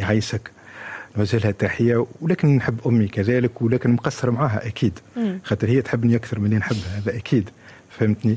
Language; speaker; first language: Arabic; native; Arabic